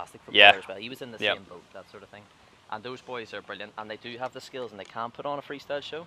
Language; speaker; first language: English; native; English